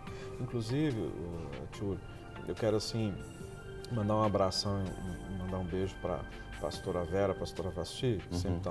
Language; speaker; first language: Portuguese; native; Portuguese